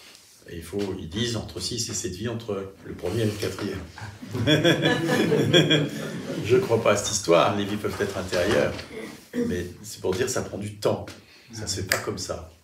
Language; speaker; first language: French; native; French